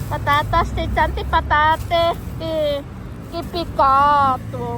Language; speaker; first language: Italian; non-native, learner; Filipino